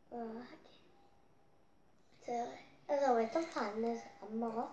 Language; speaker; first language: Korean; native; Korean